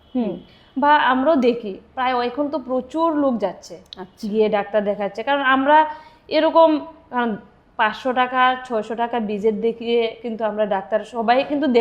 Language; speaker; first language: Bangla; native; Bangla